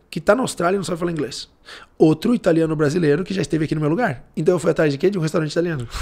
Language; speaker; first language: Portuguese; early bilingual, heritage; Portuguese